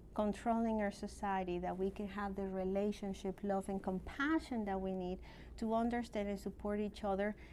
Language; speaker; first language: English; non-native, fluent; Spanish